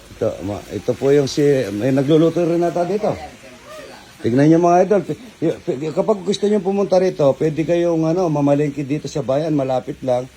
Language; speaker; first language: Filipino; non-native, local second language; Pampanga